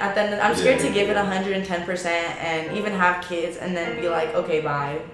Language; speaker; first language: English; native; English